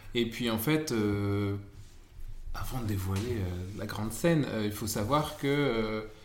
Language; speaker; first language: French; native; French